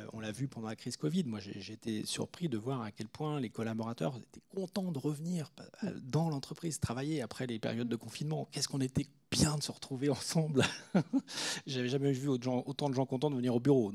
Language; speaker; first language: French; native; French